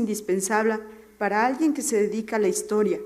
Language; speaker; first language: Spanish; native; Spanish